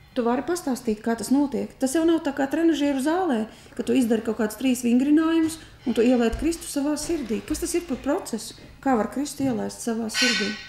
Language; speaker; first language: Latvian; native; Latvian